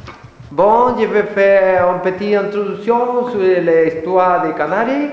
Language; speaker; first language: French; non-native, fluent; Spanish